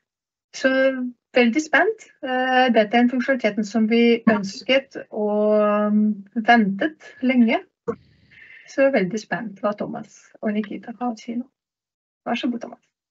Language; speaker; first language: Norwegian; non-native, fluent; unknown